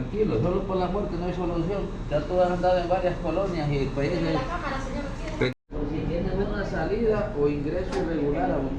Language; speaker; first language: Spanish; native; Spanish